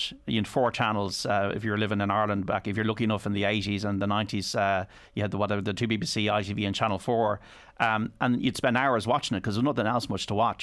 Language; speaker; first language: English; native; English